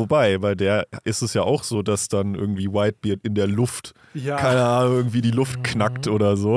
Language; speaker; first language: German; native; German